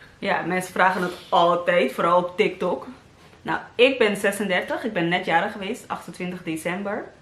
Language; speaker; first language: Dutch; early bilingual, other home language; Papiamento